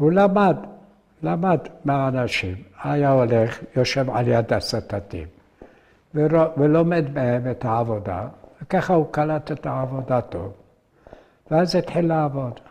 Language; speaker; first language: Hebrew; early bilingual, other home language; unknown